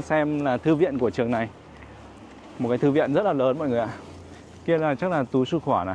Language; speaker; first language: Vietnamese; native; Vietnamese